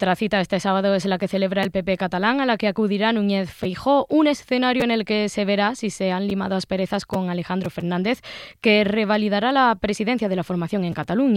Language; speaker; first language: Spanish; native; Spanish